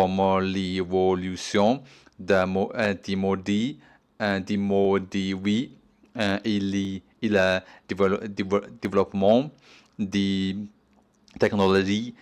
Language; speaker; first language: French; non-native, learner; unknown